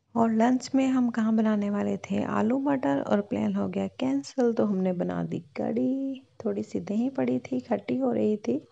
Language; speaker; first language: Hindi; non-native, local second language; Punjabi